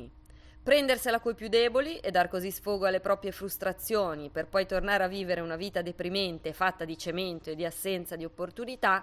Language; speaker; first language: Italian; native; Italian